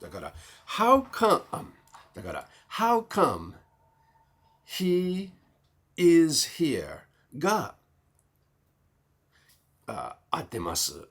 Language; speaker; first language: Japanese; non-native, fluent; English